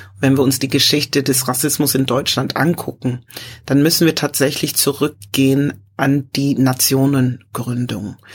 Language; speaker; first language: German; early bilingual, other home language; English